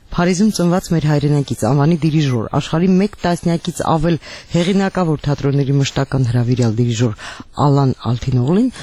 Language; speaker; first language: Armenian; native; Armenian